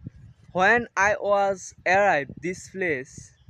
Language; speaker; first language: English; non-native, learner; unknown